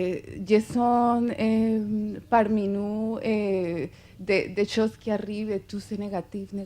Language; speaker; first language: French; non-native, fluent; Spanish